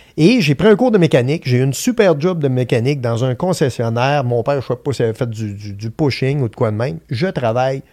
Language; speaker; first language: French; native; French